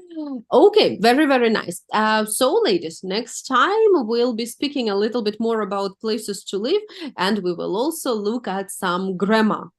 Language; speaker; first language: English; non-native, fluent; Russian